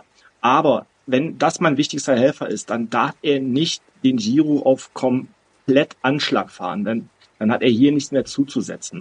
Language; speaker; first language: German; native; German